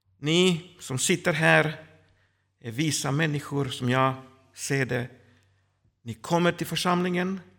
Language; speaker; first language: Swedish; non-native, fluent; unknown